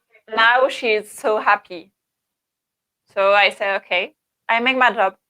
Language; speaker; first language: English; non-native, learner; French